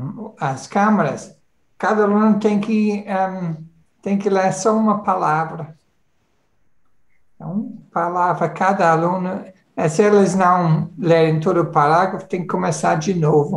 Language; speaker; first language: Portuguese; non-native, fluent; English